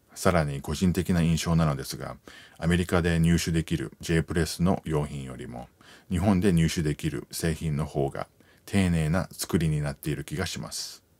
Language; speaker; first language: Japanese; non-native, fluent; English